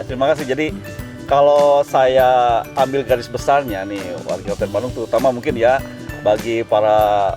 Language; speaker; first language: Indonesian; non-native, local second language; Sundanese